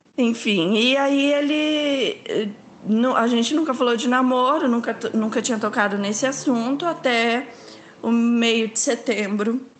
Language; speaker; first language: Portuguese; native; Portuguese